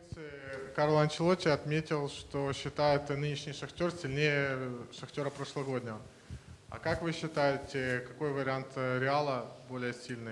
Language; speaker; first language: Russian; native; Russian